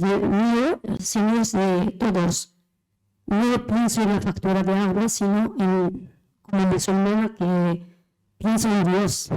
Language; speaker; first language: Spanish; non-native, fluent; Arabic